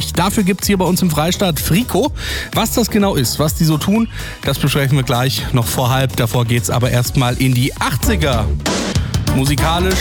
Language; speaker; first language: German; native; German